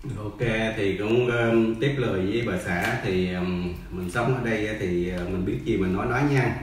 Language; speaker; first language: Vietnamese; native; Vietnamese